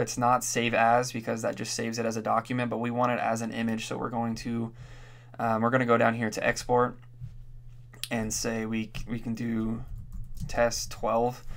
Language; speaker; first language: English; native; English